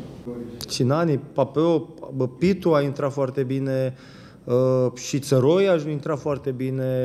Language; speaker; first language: Romanian; native; Romanian